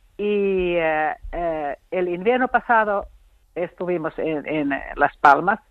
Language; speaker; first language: Spanish; non-native, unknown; Finnish